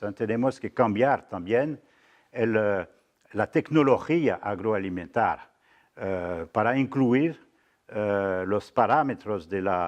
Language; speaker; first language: Spanish; non-native, fluent; French